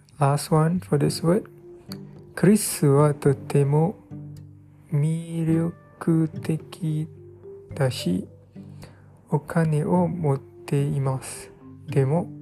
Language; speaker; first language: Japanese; non-native, learner; English